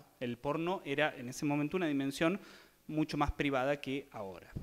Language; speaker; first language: Spanish; native; Spanish